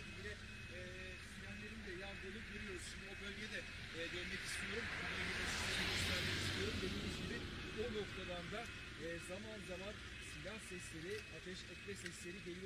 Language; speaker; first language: Turkish; native; Turkish